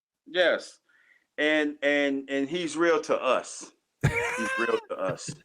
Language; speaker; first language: English; native; English